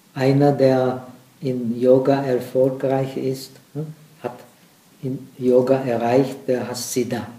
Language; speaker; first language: German; non-native, fluent; Czech